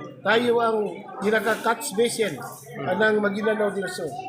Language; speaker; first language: Filipino; non-native, local second language; Maguindanaon